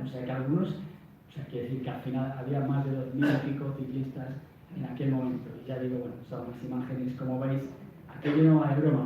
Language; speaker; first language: Spanish; native; Spanish